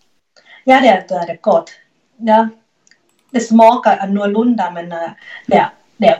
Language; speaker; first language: Swedish; non-native, learner; Thai